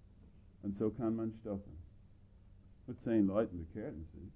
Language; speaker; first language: German; non-native, fluent; English